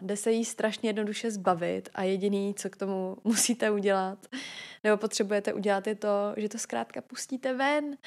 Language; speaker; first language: Czech; native; Czech